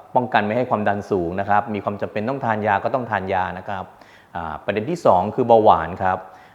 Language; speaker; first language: Thai; native; Thai